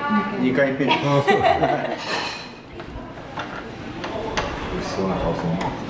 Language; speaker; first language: Japanese; native; Japanese